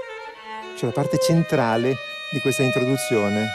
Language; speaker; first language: Italian; native; Italian